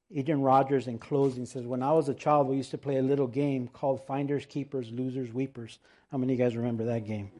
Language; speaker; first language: English; early bilingual, other home language; Spanish